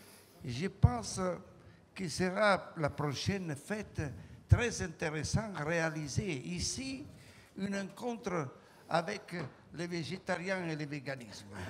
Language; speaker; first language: French; non-native, fluent; Italian